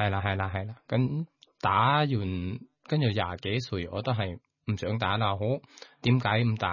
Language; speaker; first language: Cantonese; non-native, learner; Thai